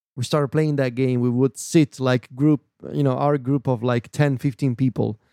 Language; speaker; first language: English; non-native, fluent; Italian